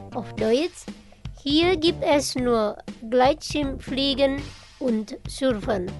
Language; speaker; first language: German; non-native, fluent; Indonesian